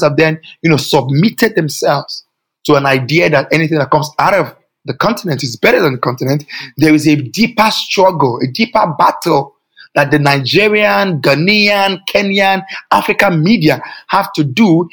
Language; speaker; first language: English; non-native, local second language; Yoruba